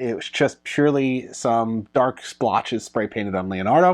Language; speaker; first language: English; native; English